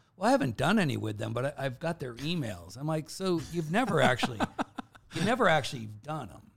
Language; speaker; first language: English; native; English